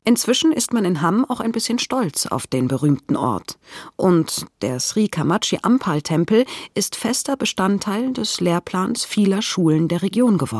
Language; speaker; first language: German; native; German